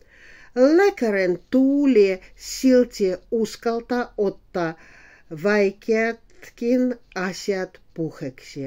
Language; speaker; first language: Finnish; non-native, fluent; Russian